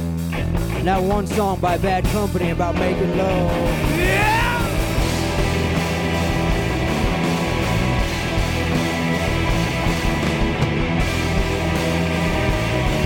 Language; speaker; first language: English; native; English